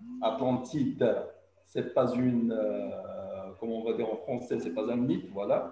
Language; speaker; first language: French; non-native, local second language; Arabic